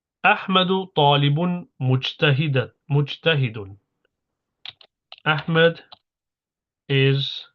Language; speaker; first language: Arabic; non-native, fluent; English